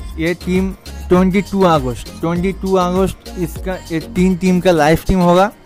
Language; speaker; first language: Hindi; non-native, local second language; Bangla